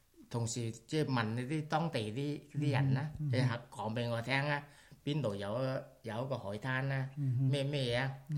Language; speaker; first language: Cantonese; early bilingual, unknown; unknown